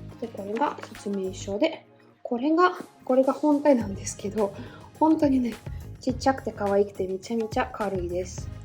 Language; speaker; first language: Japanese; non-native, fluent; Russian